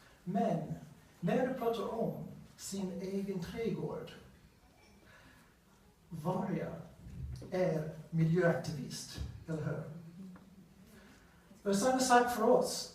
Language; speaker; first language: Swedish; non-native, learner; English